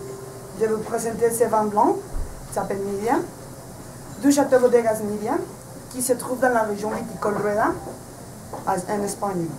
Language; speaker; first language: French; non-native, learner; Spanish